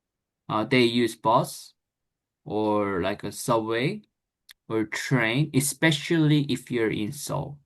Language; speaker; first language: English; non-native, fluent; Korean